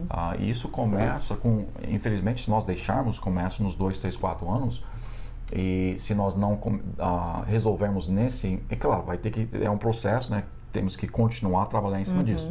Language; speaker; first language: Portuguese; non-native, fluent; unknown